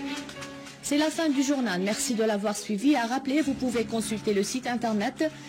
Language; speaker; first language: French; non-native, fluent; Arabic